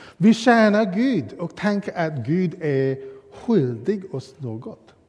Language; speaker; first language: Swedish; non-native, fluent; English